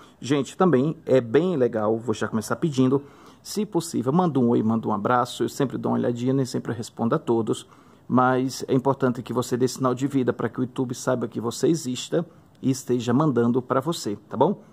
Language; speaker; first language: Portuguese; native; Portuguese